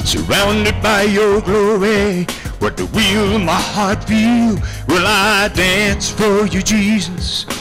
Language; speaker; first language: English; native; English